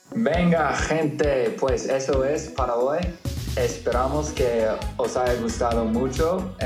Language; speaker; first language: Spanish; non-native, fluent; English